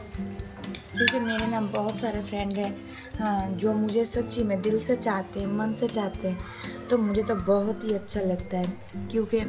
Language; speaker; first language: Hindi; non-native, local second language; Bangla